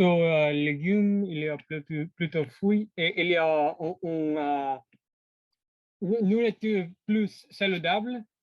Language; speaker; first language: French; non-native, learner; English